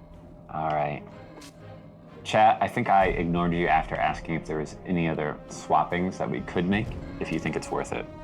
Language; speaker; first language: English; native; English